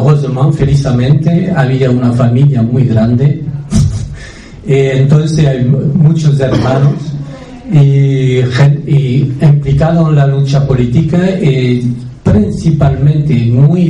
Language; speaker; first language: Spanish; non-native, fluent; French